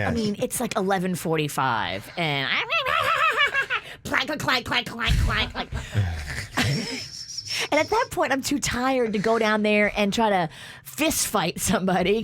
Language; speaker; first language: English; native; English